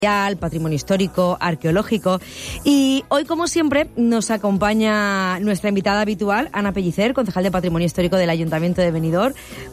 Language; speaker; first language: Spanish; native; Spanish